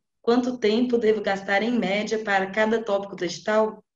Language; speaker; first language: Portuguese; native; Portuguese